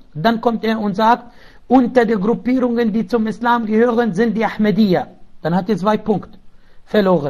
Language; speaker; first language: German; non-native, local second language; Arabic